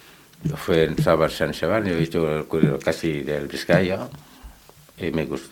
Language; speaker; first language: Spanish; non-native, learner; Wolof